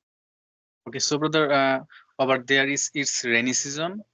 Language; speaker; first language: English; non-native, learner; Bangla